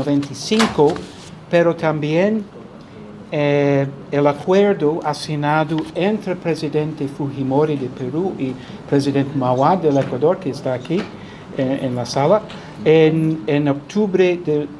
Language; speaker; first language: Spanish; non-native, fluent; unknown